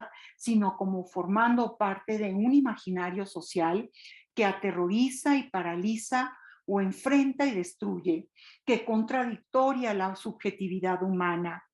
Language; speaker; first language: Spanish; native; Spanish